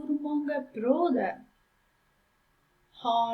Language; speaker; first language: Swedish; non-native, fluent; Pashto